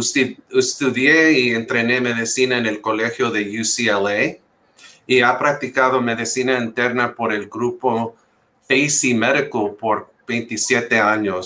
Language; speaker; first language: Spanish; early bilingual, heritage; English